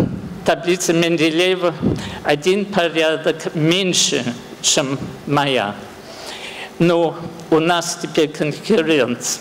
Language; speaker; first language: Russian; non-native, fluent; English